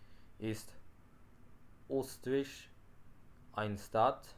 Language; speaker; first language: German; non-native, learner; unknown